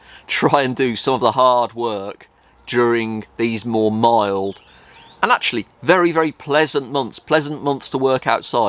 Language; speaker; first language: English; native; English